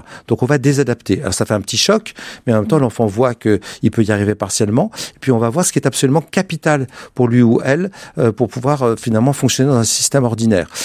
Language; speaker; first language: French; native; French